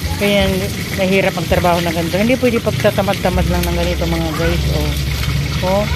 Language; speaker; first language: Filipino; non-native, local second language; Waray